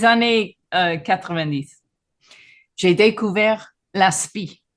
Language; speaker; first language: French; non-native, fluent; English